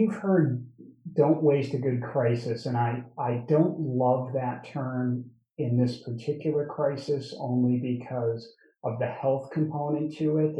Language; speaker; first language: English; native; English